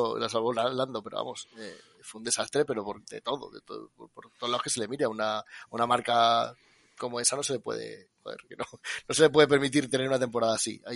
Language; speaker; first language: Spanish; native; Spanish